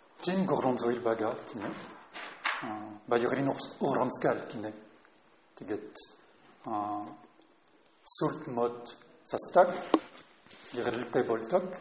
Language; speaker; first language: Mongolian; non-native, fluent; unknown